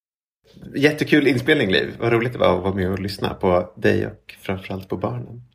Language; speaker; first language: Swedish; native; Swedish